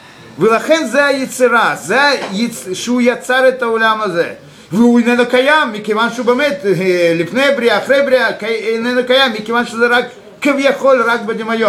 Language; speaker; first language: Hebrew; non-native, fluent; Russian